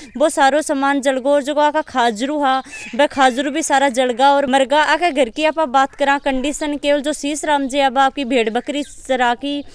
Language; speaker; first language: Hindi; native; Hindi